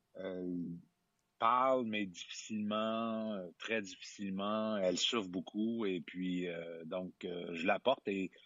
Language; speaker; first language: French; native; French